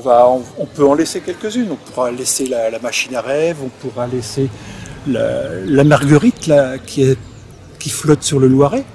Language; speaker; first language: French; native; French